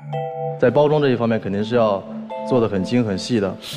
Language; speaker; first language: Chinese; native; Chinese